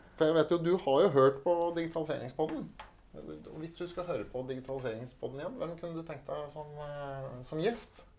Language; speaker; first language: Norwegian; native; Norwegian